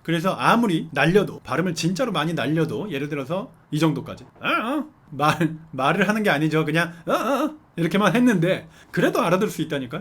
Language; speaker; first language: Korean; native; Korean